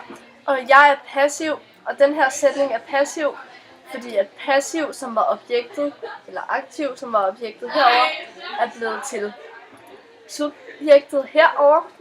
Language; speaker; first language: Danish; native; Danish